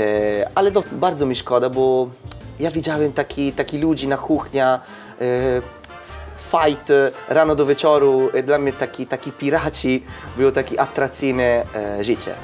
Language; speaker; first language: Polish; non-native, learner; Italian